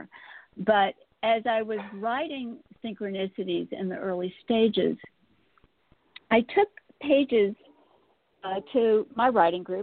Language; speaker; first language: English; native; English